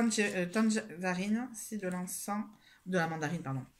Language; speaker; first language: French; native; French